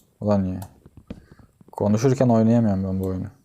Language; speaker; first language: Turkish; native; Turkish